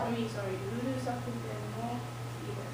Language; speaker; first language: Japanese; non-native, learner; English